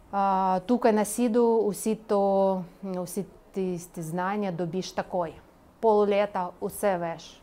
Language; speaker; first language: Slovenian; non-native, learner; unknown